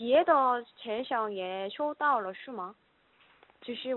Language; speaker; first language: Chinese; non-native, learner; Korean